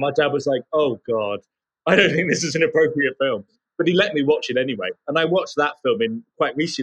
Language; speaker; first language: English; native; English